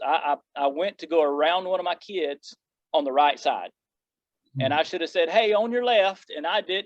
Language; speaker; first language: English; native; English